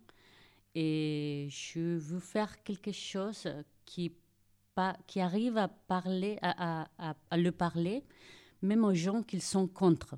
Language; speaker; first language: French; non-native, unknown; Spanish